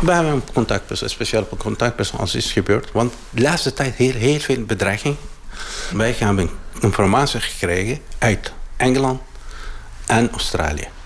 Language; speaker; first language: Dutch; non-native, learner; Arabic